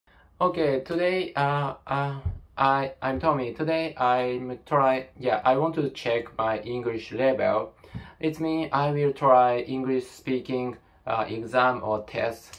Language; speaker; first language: English; non-native, learner; Japanese